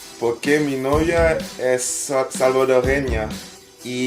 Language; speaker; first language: Spanish; non-native, learner; French